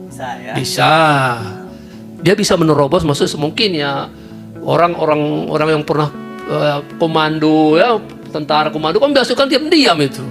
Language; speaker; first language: Indonesian; native; Indonesian